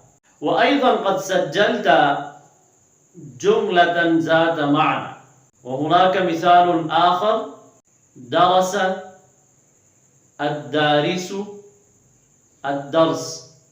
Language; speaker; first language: Arabic; non-native, fluent; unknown